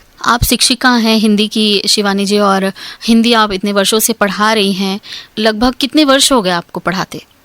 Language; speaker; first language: Hindi; native; Hindi